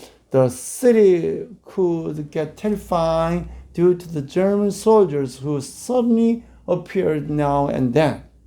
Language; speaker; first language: English; non-native, fluent; Korean